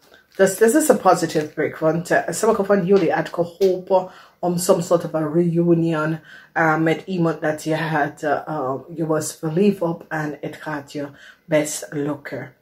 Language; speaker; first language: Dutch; non-native, learner; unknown